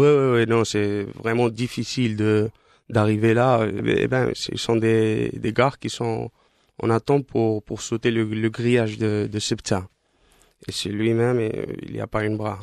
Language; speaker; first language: French; non-native, fluent; Spanish